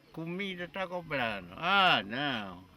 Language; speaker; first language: Portuguese; non-native, local second language; Kayapó